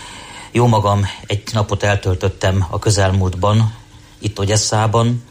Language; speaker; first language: Hungarian; native; Hungarian